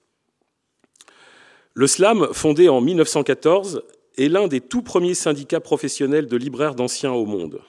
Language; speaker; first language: French; native; French